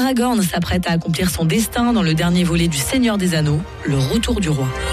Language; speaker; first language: French; native; French